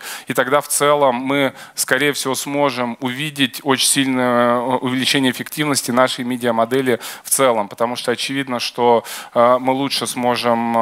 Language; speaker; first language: Russian; native; Russian